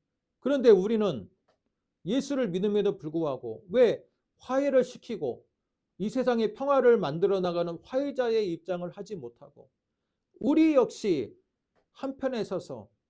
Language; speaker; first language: Korean; native; Korean